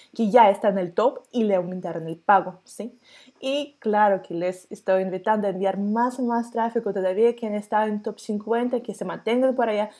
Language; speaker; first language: Spanish; non-native, fluent; Russian